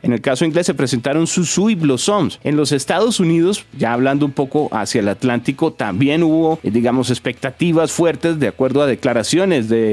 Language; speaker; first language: Spanish; native; Spanish